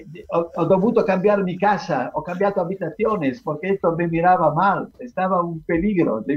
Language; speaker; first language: Spanish; non-native, fluent; Italian